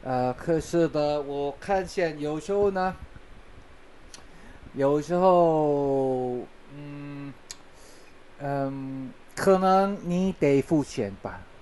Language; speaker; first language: Chinese; non-native, learner; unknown